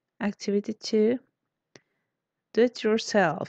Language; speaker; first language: English; non-native, fluent; Spanish